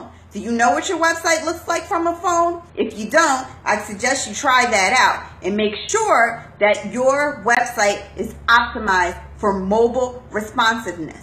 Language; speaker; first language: English; native; English